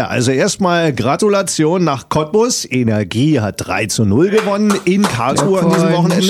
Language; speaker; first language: German; native; German